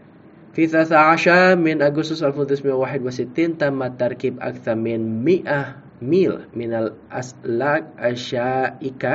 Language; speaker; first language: Arabic; non-native, fluent; Indonesian